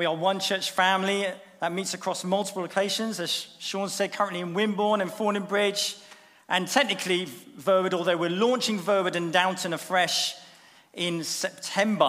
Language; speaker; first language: English; native; English